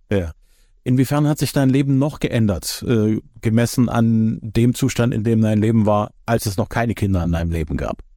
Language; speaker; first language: German; native; German